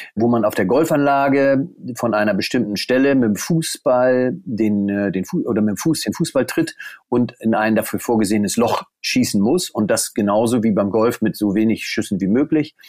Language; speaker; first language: German; native; German